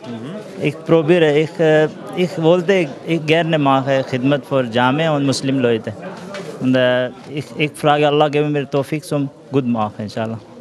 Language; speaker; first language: German; non-native, learner; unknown